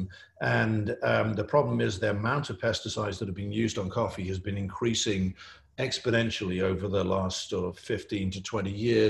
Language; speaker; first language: English; native; English